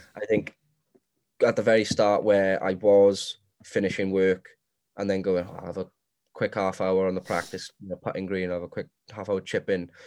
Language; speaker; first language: English; native; English